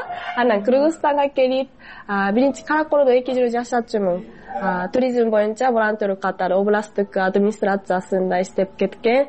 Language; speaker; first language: Kyrgyz; non-native, fluent; Japanese